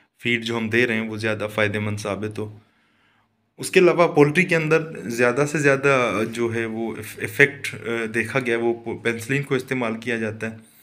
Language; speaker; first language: Urdu; non-native, local second language; Sindhi